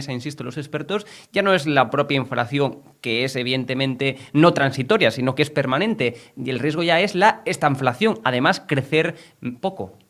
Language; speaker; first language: Spanish; native; Spanish